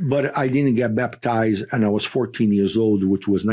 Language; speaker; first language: English; non-native, fluent; Portuguese